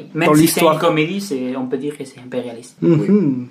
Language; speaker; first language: French; non-native, fluent; Spanish